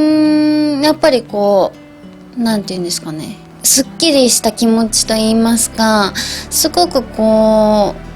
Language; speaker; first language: Japanese; native; Japanese